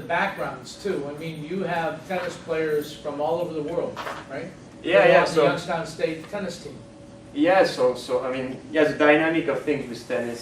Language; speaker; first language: English; non-native, fluent; French